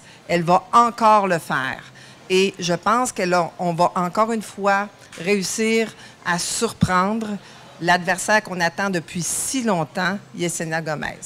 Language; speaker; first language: French; native; French